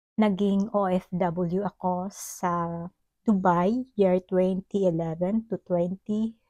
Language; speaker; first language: Filipino; non-native, local second language; Cebuano